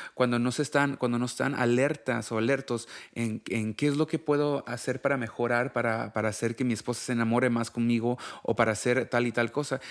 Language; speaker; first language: Spanish; early bilingual, heritage; Spanish